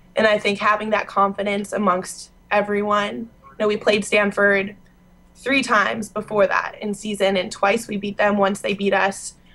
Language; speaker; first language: English; native; English